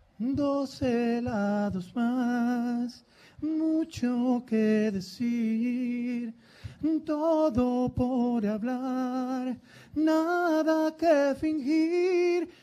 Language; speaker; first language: Spanish; native; Spanish